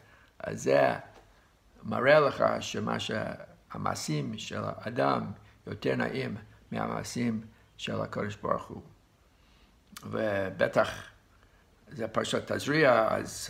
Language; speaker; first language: Hebrew; non-native, fluent; English